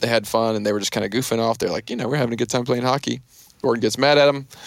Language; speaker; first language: English; native; English